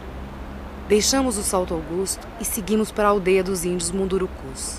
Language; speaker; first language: Portuguese; native; Portuguese